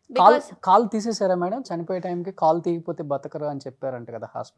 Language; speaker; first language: Telugu; native; Telugu